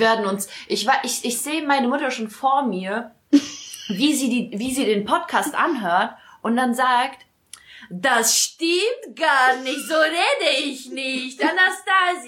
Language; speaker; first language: German; early bilingual, other home language; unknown